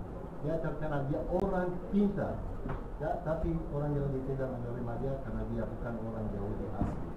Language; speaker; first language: Indonesian; non-native, fluent; Hebrew